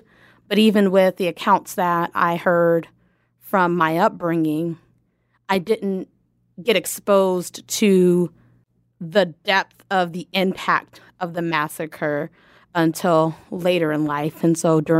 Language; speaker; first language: English; native; English